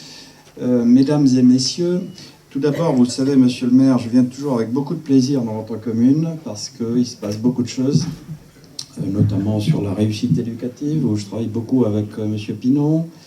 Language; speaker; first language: French; native; French